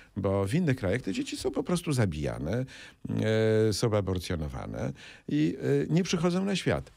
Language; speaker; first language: Polish; native; Polish